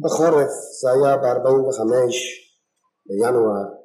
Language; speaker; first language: Hebrew; non-native, fluent; Yiddish